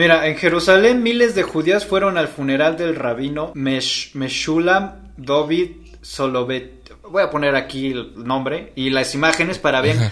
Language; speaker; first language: Spanish; native; Spanish